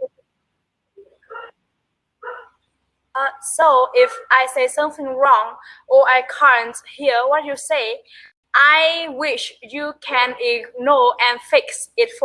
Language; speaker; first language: English; non-native, learner; Vietnamese